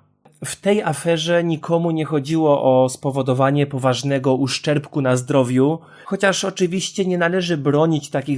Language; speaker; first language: Polish; native; Polish